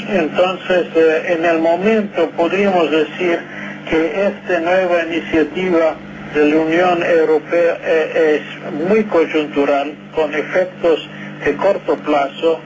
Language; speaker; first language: Spanish; non-native, fluent; English